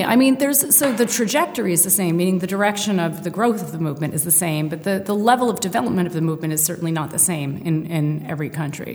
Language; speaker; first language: English; native; English